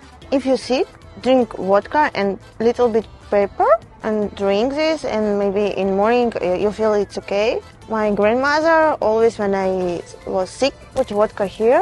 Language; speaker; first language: English; non-native, learner; Russian